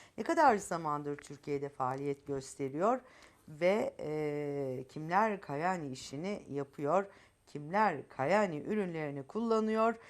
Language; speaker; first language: Turkish; native; Turkish